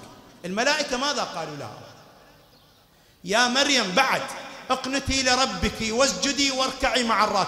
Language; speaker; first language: Arabic; native; Arabic